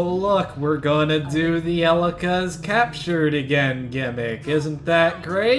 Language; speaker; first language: English; native; English